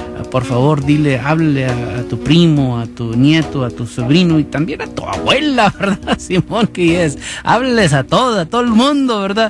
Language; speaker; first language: Spanish; early bilingual, heritage; Spanish